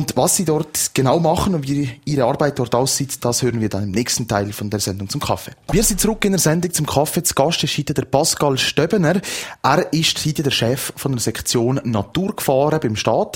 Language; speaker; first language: German; native; German